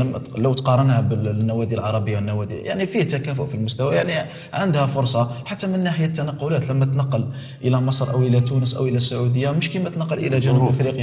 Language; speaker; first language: Arabic; native; Arabic